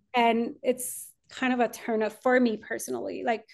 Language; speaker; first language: English; non-native, fluent; Spanish